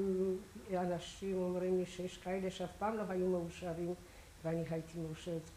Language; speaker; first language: Hebrew; non-native, fluent; Polish